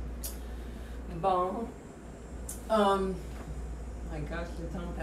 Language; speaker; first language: French; non-native, fluent; English